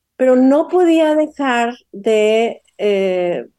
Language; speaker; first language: Spanish; native; Spanish